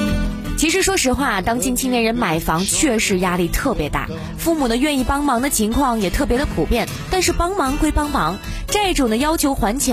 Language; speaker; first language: Chinese; native; Chinese